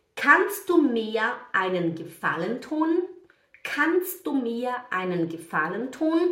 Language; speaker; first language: German; non-native, fluent; Portuguese